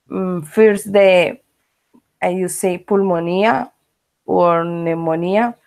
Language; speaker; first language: English; non-native, learner; Spanish